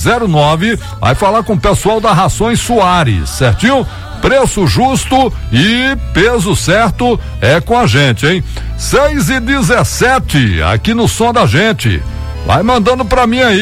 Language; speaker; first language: Portuguese; native; Portuguese